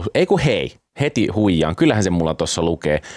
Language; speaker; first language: Finnish; native; Finnish